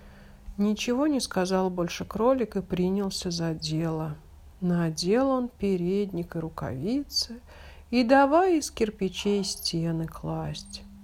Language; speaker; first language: Russian; native; Russian